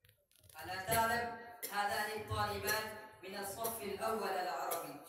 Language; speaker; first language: Arabic; non-native, learner; Urdu